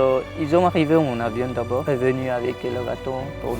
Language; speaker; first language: French; non-native, learner; Tigrinya